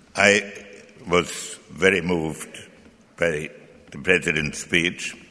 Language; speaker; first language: English; non-native, fluent; German